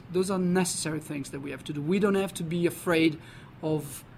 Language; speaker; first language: English; non-native, fluent; Italian